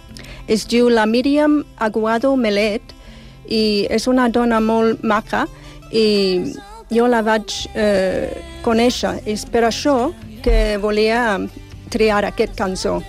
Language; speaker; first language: Catalan; non-native, fluent; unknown